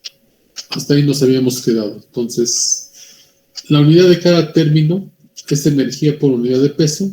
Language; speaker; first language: Spanish; native; Spanish